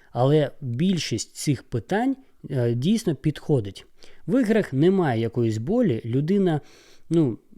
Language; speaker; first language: Ukrainian; non-native, local second language; Russian